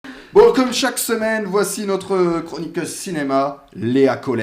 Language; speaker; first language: French; native; French